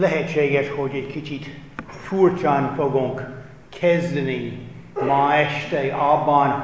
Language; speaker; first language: Hungarian; non-native, fluent; English